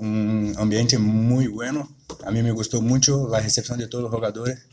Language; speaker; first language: Spanish; non-native, learner; Portuguese